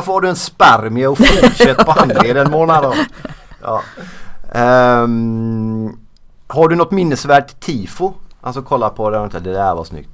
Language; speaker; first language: Swedish; native; Swedish